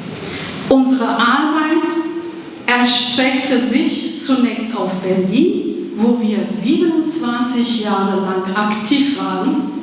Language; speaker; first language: German; non-native, fluent; Kurdish